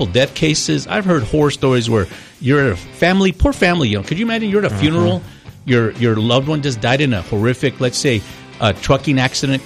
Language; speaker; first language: English; early bilingual, other home language; Spanish